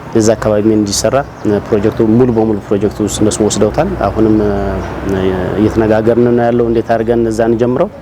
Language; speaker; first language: Amharic; non-native, local second language; Tigrinya